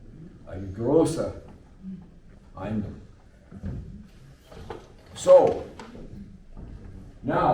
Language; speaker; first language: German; non-native, learner; English